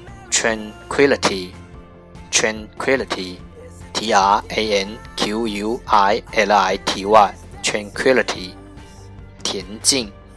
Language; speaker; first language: English; non-native, fluent; Chinese